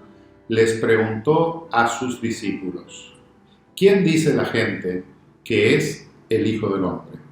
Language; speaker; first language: Spanish; native; Spanish